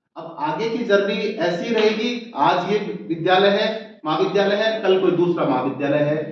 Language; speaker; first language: Hindi; native; Hindi